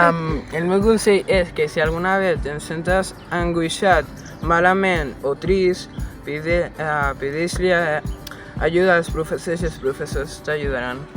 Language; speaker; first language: Catalan; non-native, local second language; Spanish